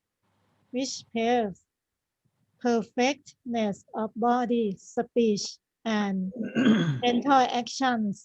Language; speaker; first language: English; non-native, learner; Thai